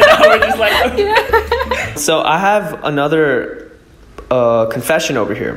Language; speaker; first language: English; native; English